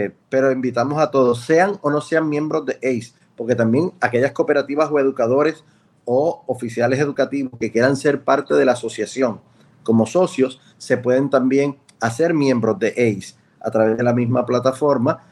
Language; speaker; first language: Spanish; native; Spanish